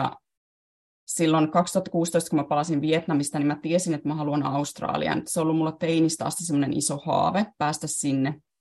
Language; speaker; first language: Finnish; native; Finnish